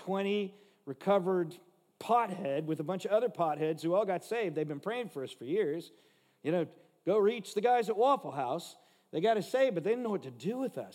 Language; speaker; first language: English; native; English